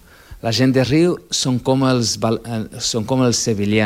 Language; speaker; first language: Catalan; non-native, fluent; Portuguese